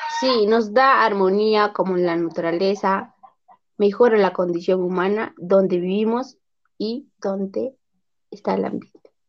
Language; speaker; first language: Spanish; native; Spanish